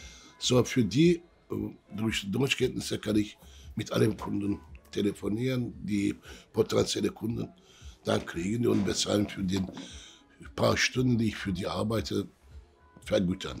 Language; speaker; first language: German; early bilingual, other home language; Turkish